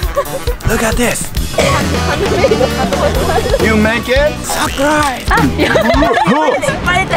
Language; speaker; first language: English; non-native, learner; Japanese